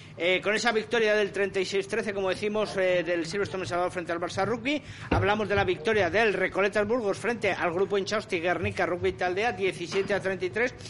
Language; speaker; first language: Spanish; native; Spanish